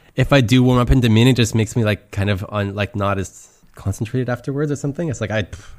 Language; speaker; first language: English; native; English